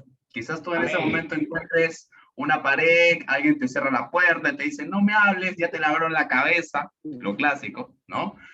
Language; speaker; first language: Spanish; native; Spanish